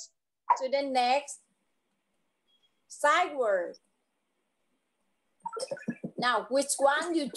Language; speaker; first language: English; non-native, learner; Vietnamese